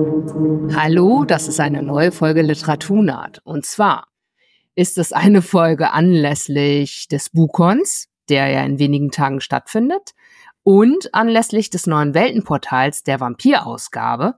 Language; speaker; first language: German; native; German